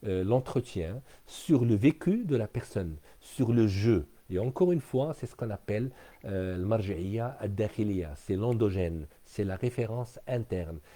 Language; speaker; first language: French; non-native, local second language; Arabic